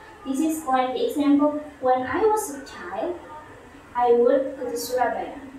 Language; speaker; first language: English; non-native, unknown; Indonesian